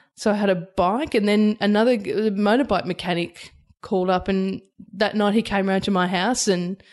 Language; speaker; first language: English; native; English